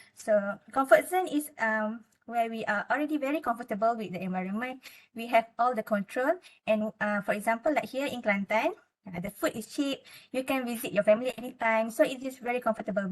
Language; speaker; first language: English; non-native, local second language; Malay